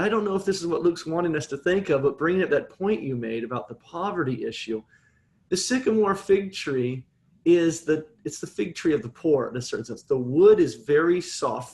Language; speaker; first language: English; native; English